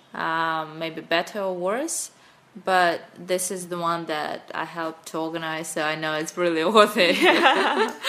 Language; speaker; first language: English; non-native, fluent; Russian